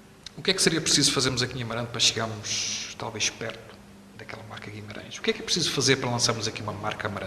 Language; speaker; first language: Portuguese; native; Portuguese